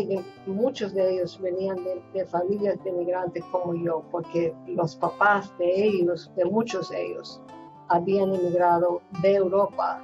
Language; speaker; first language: Spanish; non-native, fluent; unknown